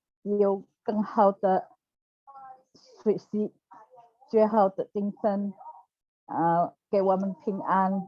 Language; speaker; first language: Chinese; non-native, learner; Indonesian